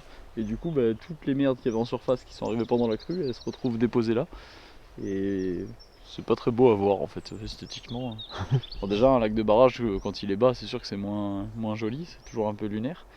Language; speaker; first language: French; native; French